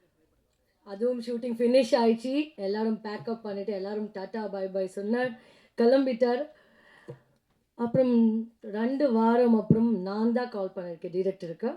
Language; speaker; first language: Tamil; non-native, learner; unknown